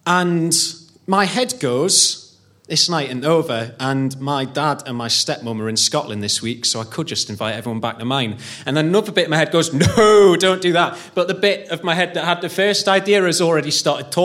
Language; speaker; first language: English; native; English